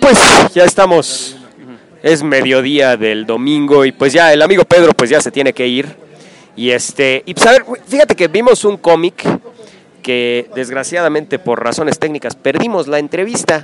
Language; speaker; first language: Spanish; native; Spanish